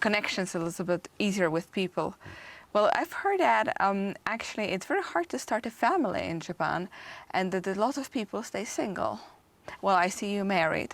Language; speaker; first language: English; non-native, fluent; Polish